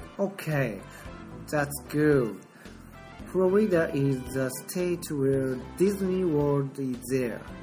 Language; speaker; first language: English; non-native, learner; Japanese